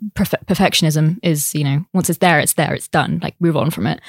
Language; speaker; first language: English; native; English